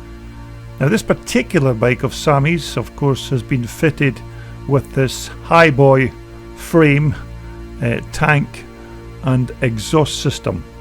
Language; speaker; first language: English; native; English